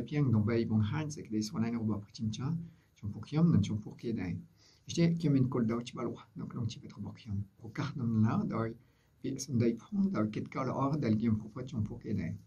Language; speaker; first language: Khmer; non-native, fluent; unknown